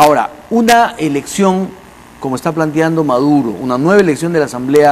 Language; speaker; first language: Spanish; native; Spanish